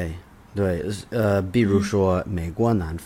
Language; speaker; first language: Chinese; non-native, learner; English